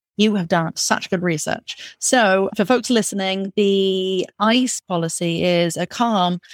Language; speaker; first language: English; native; English